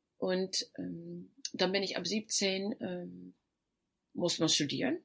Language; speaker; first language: German; non-native, fluent; Dutch